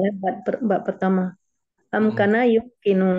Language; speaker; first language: Arabic; non-native, learner; Indonesian